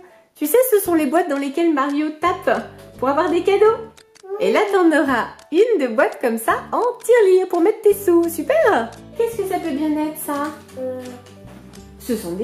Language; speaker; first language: French; native; French